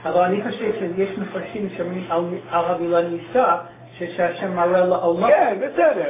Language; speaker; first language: Hebrew; non-native, fluent; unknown